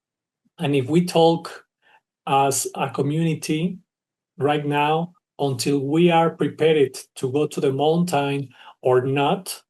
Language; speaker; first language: English; non-native, learner; Spanish